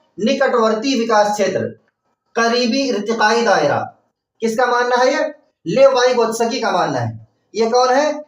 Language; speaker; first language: Urdu; native; Urdu